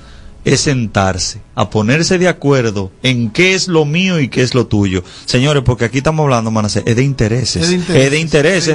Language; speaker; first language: Spanish; native; Spanish